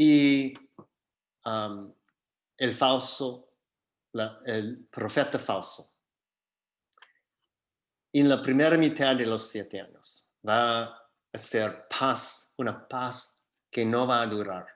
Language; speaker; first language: Spanish; non-native, fluent; English